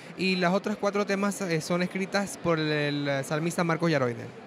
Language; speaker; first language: Spanish; native; Spanish